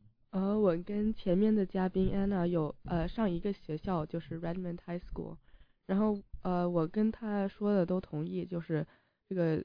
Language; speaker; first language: Chinese; early bilingual, heritage; Chinese